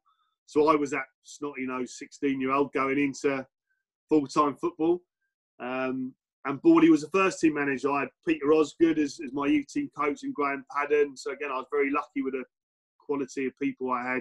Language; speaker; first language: English; native; English